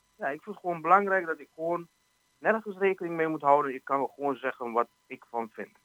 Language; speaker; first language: Dutch; non-native, fluent; Arabic